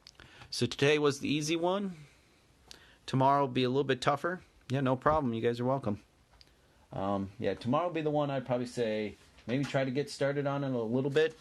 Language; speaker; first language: English; native; English